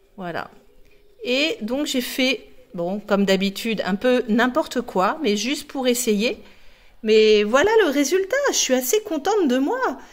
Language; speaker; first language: French; native; French